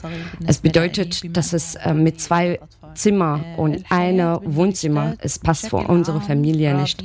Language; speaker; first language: German; non-native, learner; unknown